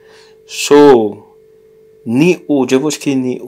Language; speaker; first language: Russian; non-native, learner; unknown